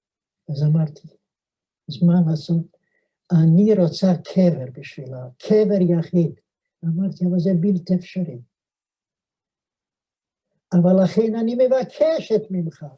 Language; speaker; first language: Hebrew; non-native, fluent; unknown